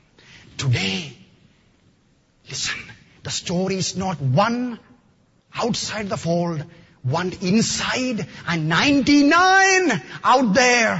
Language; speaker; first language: English; non-native, local second language; Malayalam